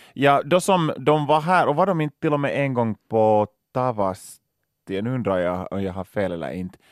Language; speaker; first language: Swedish; native; Swedish